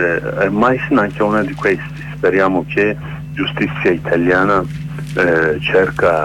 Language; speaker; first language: Italian; non-native, learner; Kurdish